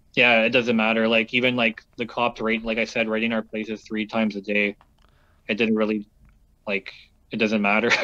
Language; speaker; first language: English; native; English